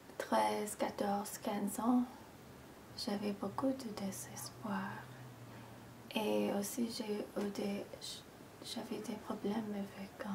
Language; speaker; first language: French; non-native, fluent; English